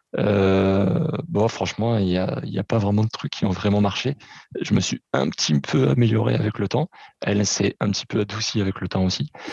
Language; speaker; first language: French; early bilingual, other home language; Portuguese